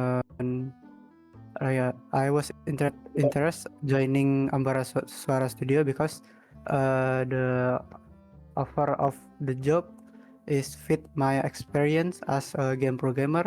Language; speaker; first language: English; non-native, learner; Indonesian